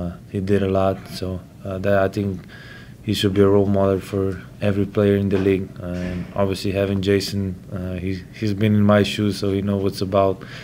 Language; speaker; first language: English; non-native, fluent; Slovenian